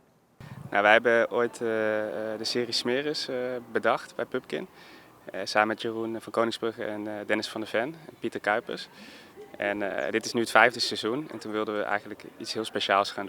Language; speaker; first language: Dutch; native; Dutch